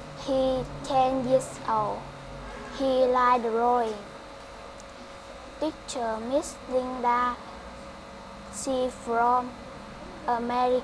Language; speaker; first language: English; non-native, learner; Vietnamese